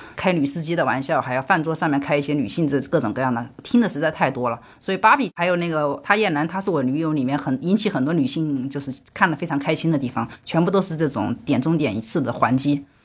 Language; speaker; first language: Chinese; native; Chinese